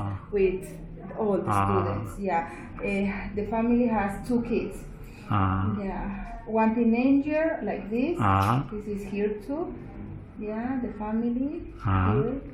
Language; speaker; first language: English; non-native, learner; Spanish